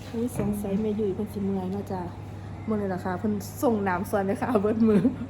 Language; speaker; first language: Thai; native; Thai